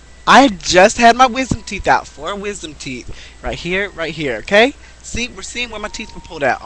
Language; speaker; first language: English; native; English